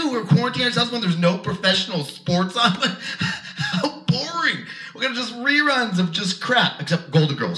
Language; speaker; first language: English; native; English